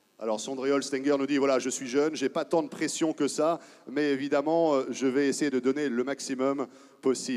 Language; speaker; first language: French; native; French